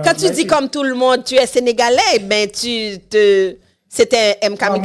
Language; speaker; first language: French; non-native, local second language; Haitian Creole